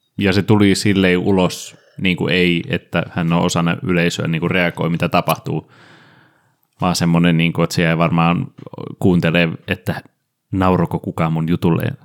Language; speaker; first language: Finnish; native; Finnish